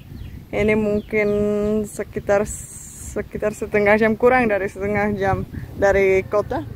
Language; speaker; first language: Indonesian; non-native, fluent; Czech